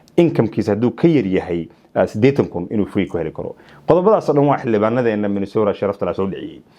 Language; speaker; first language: Somali; early bilingual, heritage; Somali